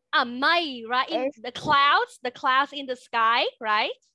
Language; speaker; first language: English; non-native, fluent; Vietnamese